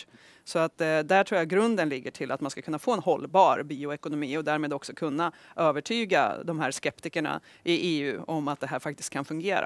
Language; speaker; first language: Swedish; native; Swedish